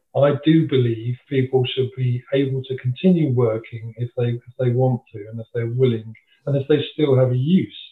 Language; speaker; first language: English; native; English